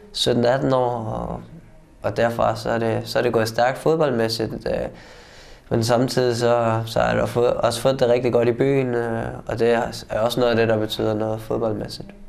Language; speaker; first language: Danish; native; Danish